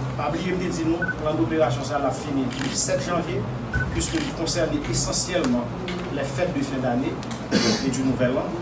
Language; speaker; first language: French; non-native, local second language; Haitian Creole